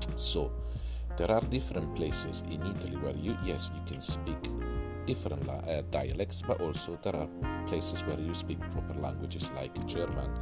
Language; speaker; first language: English; non-native, fluent; Italian